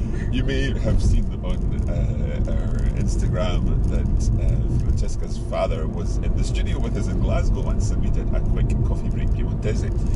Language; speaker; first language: English; native; English